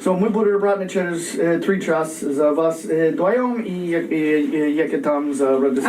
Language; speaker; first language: Russian; non-native, learner; English